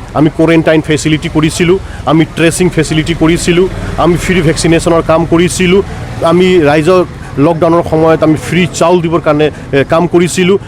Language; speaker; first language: Assamese; non-native, local second language; Hindi